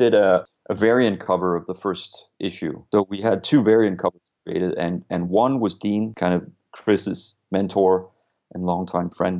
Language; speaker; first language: English; non-native, fluent; Danish